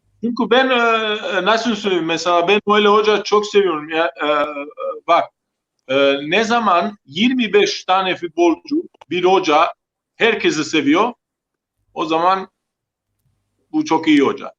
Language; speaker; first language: Turkish; non-native, learner; Croatian